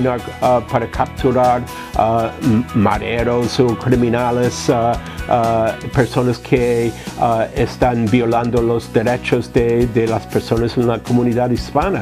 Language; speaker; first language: Spanish; non-native, fluent; English